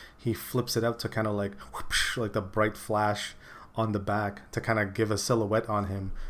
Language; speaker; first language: English; early bilingual, other home language; Filipino